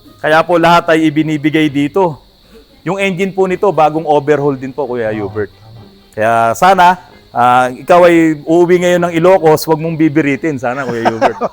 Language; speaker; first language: Filipino; native; Filipino